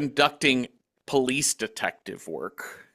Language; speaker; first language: English; native; English